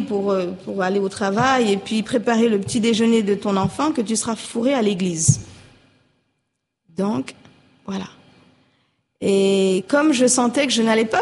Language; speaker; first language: French; native; French